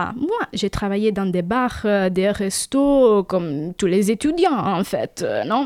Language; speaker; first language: French; non-native, fluent; Italian